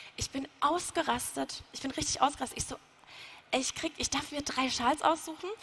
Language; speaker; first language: German; native; German